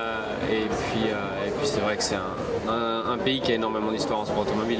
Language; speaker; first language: French; native; French